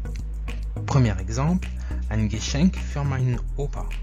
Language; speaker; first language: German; non-native, fluent; French